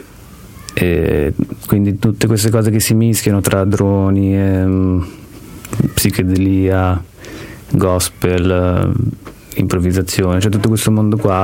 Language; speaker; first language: Italian; native; Italian